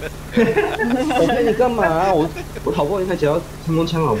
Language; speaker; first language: Chinese; native; Chinese